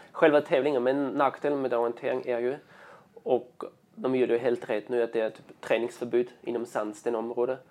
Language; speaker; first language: Swedish; non-native, fluent; German